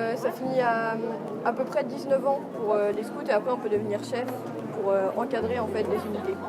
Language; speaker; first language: French; native; French